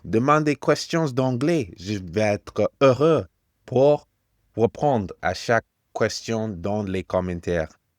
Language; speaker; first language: French; non-native, fluent; English